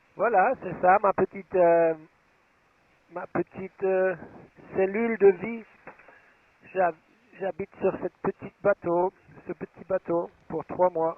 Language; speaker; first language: French; non-native, fluent; German